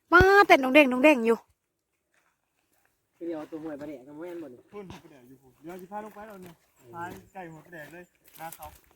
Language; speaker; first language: Thai; native; Thai